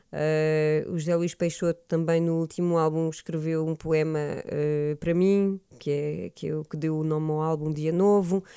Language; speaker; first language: Portuguese; early bilingual, heritage; Portuguese